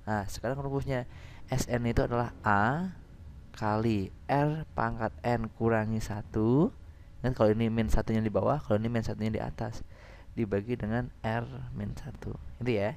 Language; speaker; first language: Indonesian; native; Indonesian